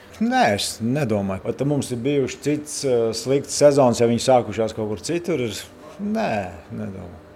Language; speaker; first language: Latvian; native; Latvian